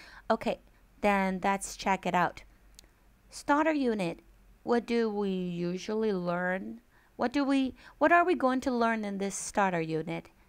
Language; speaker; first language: English; non-native, fluent; Chinese